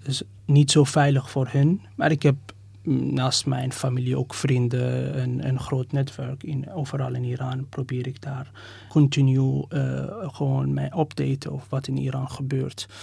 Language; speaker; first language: Dutch; non-native, fluent; Persian